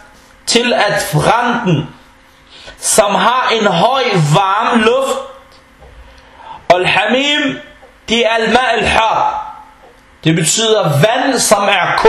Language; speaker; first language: Danish; non-native, local second language; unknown